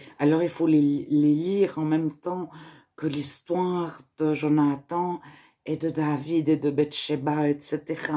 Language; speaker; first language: French; native; French